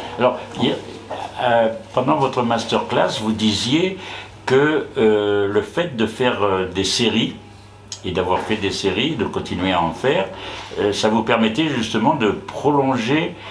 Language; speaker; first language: French; native; French